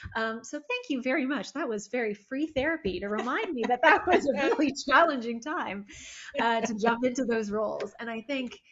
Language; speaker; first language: English; native; English